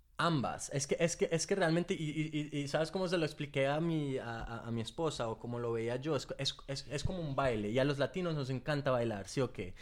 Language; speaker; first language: Spanish; early bilingual, heritage; Spanish